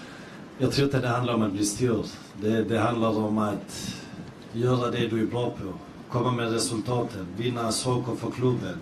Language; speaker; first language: Swedish; early bilingual, other home language; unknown